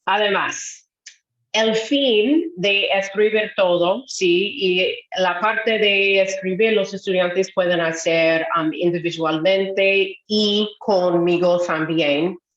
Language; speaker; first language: Spanish; non-native, fluent; English